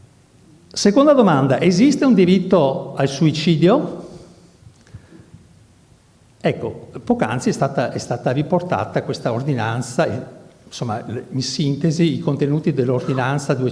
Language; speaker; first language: Italian; native; Italian